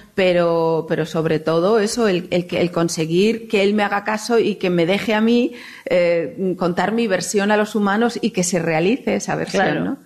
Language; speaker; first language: Spanish; native; Spanish